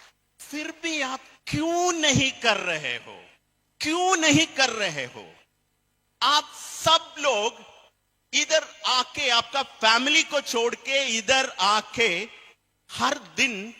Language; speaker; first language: Hindi; non-native, local second language; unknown